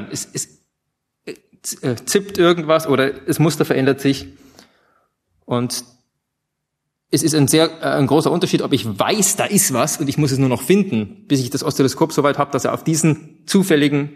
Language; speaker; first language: German; native; German